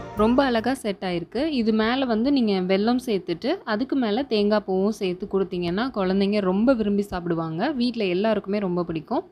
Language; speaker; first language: Tamil; native; Tamil